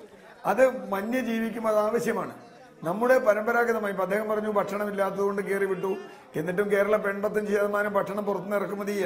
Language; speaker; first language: Malayalam; native; Malayalam